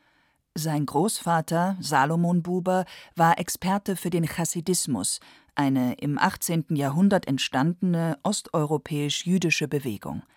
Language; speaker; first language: German; native; German